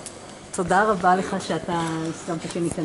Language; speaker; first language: Hebrew; native; Hebrew